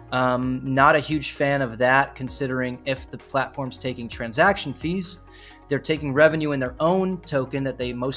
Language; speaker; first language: English; native; English